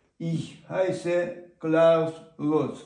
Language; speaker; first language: German; non-native, learner; Ukrainian